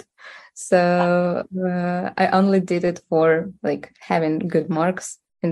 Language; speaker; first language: English; non-native, fluent; Russian